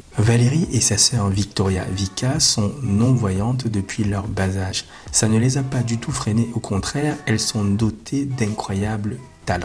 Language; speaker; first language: French; native; French